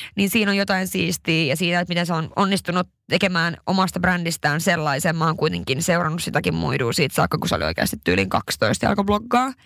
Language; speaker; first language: Finnish; early bilingual, heritage; Finnish